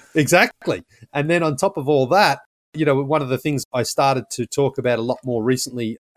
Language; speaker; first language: English; native; English